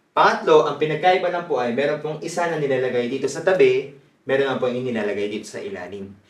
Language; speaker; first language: Filipino; non-native, fluent; Korean